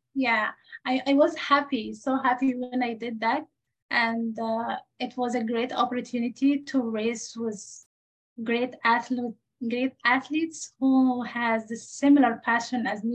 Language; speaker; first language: English; non-native, fluent; Arabic